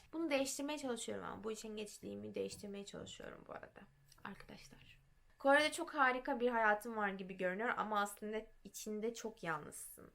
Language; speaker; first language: Turkish; early bilingual, heritage; Turkish